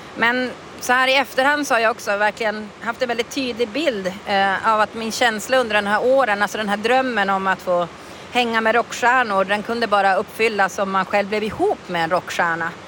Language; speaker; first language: Swedish; native; Swedish